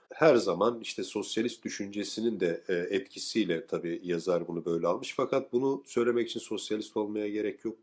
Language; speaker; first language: Turkish; native; Turkish